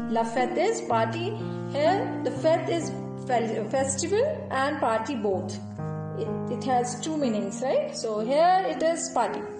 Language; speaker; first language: English; non-native, local second language; Punjabi